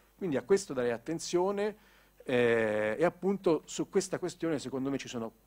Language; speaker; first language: Italian; native; Italian